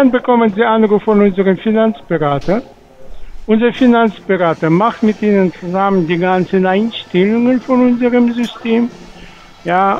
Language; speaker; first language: German; non-native, fluent; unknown